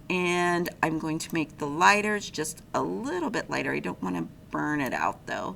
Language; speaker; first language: English; native; English